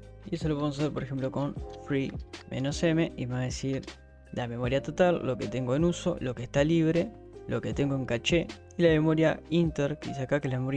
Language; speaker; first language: Spanish; native; Spanish